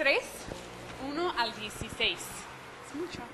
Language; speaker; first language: Spanish; non-native, fluent; English